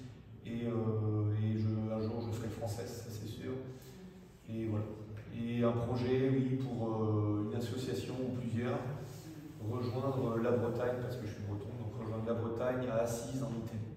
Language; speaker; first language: French; native; French